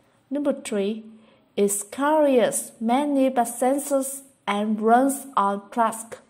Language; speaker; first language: English; non-native, fluent; Vietnamese